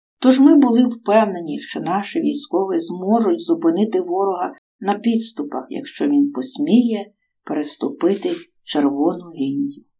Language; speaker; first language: Ukrainian; native; Ukrainian